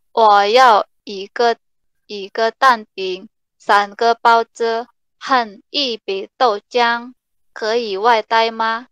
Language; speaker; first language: Chinese; non-native, learner; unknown